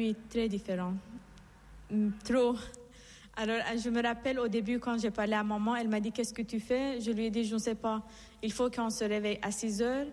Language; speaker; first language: French; non-native, fluent; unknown